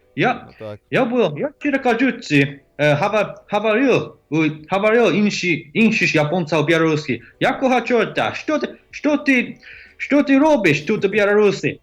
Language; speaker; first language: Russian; non-native, learner; Japanese